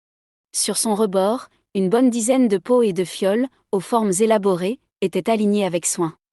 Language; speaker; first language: French; native; French